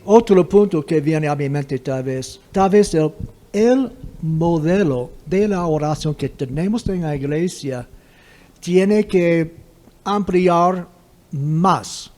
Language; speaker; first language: Spanish; non-native, fluent; English